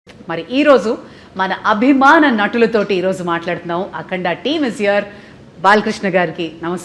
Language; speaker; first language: Telugu; native; Telugu